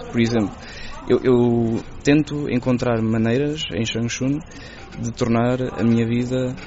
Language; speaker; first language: Portuguese; native; Portuguese